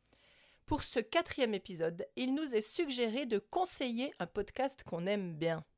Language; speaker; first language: French; native; French